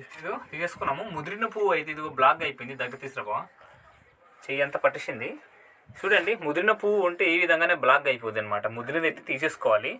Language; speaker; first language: Telugu; non-native, local second language; Odia